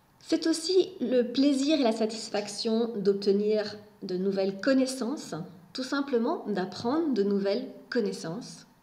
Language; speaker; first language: French; native; French